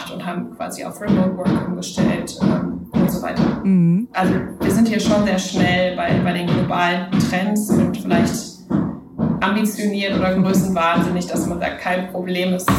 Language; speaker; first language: German; native; German